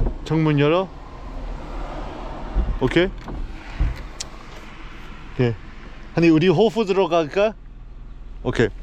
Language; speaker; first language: Korean; early bilingual, heritage; English